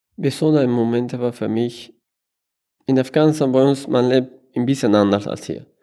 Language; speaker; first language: German; non-native, learner; Persian